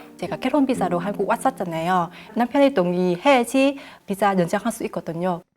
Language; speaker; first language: Korean; non-native, fluent; Vietnamese